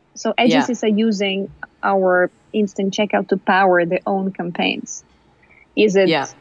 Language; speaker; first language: English; non-native, fluent; Ukrainian